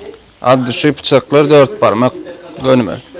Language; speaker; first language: Turkish; early bilingual, heritage; Turkmen